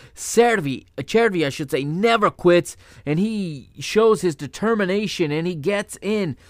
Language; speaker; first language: English; native; English